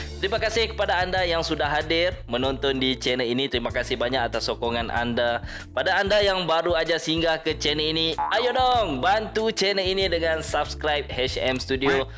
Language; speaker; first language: Malay; native; Malay